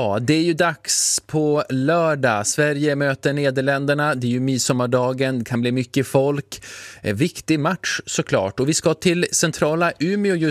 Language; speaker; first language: Swedish; native; Swedish